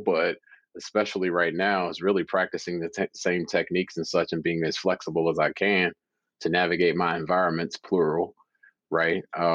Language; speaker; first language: English; native; English